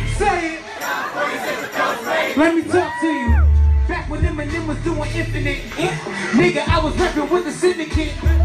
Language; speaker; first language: English; native; English